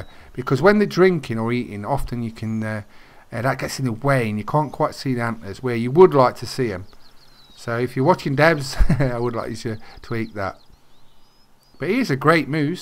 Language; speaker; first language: English; native; English